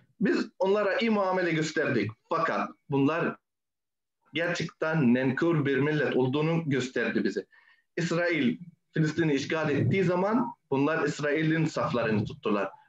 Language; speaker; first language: Turkish; non-native, fluent; Arabic